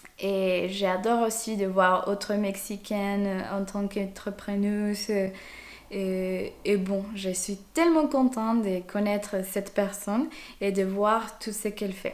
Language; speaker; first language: French; non-native, fluent; Spanish